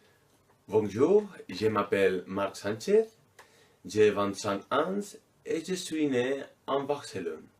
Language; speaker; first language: French; non-native, learner; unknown